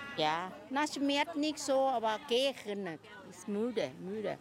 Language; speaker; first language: German; non-native, learner; Thai